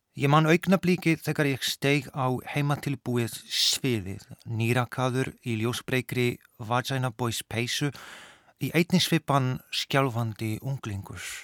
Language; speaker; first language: Icelandic; non-native, fluent; Polish